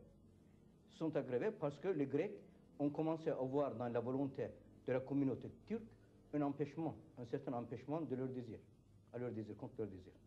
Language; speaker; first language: French; non-native, fluent; Turkish